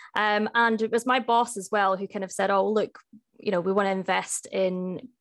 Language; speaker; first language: English; native; English